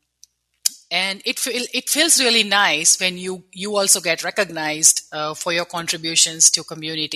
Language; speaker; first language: English; non-native, local second language; Gujarati